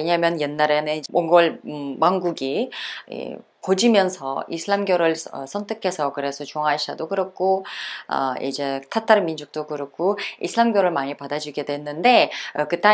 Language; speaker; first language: Korean; non-native, fluent; Uzbek